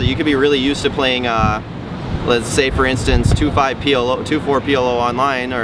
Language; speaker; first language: English; native; English